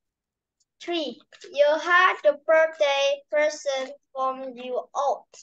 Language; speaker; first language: English; non-native, learner; Vietnamese